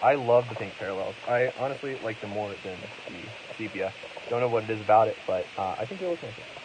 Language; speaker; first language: English; native; English